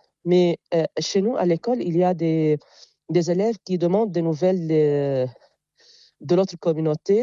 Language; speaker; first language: French; non-native, local second language; Arabic